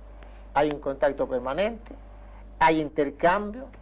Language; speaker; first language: Spanish; native; Spanish